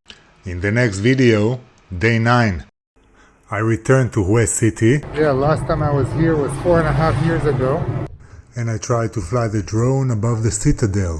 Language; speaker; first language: English; non-native, fluent; Hebrew